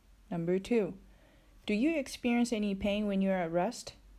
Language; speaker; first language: English; non-native, fluent; Japanese